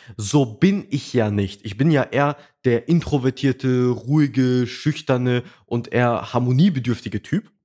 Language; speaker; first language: German; early bilingual, other home language; Russian